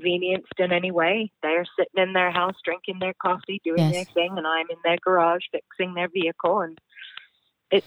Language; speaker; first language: English; native; English